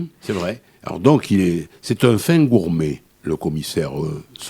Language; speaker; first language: French; native; French